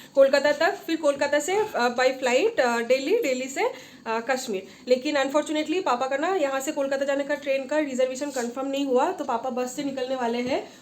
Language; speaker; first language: Hindi; non-native, local second language; Bangla